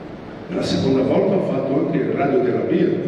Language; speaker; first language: Italian; non-native, fluent; Portuguese